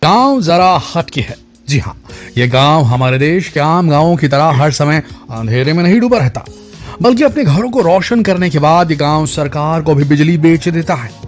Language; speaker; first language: Hindi; native; Hindi